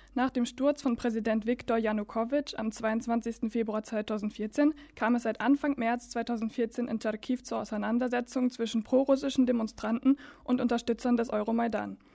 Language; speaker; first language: German; native; German